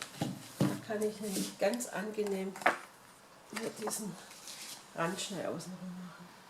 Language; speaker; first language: German; native; German